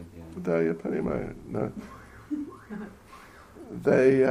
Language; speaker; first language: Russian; non-native, learner; English